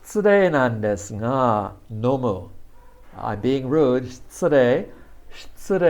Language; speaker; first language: Japanese; non-native, fluent; English